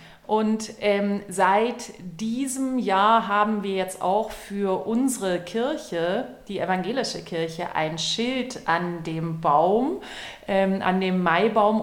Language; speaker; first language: German; native; German